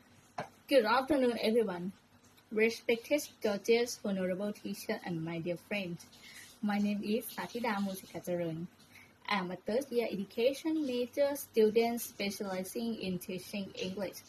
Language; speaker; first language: English; non-native, learner; Thai